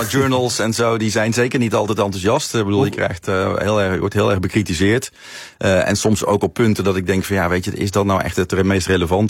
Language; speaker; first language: Dutch; native; Dutch